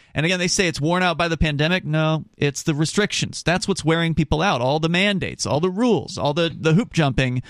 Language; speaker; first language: English; native; English